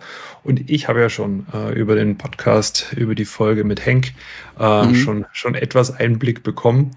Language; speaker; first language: German; native; German